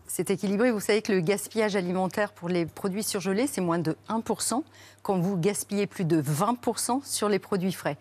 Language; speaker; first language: French; native; French